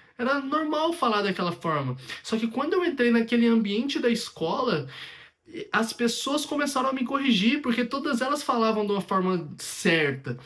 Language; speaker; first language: Portuguese; native; Portuguese